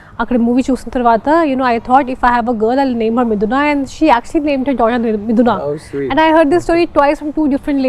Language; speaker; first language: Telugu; non-native, fluent; Hindi